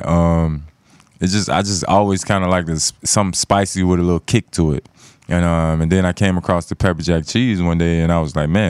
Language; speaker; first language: English; native; English